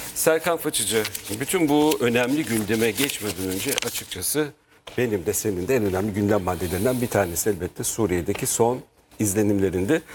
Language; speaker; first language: Turkish; native; Turkish